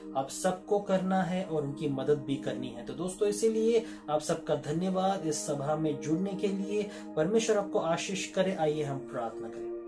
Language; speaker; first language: Hindi; non-native, local second language; Marathi